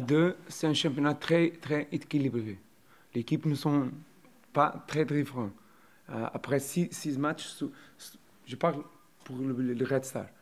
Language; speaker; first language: French; non-native, learner; Portuguese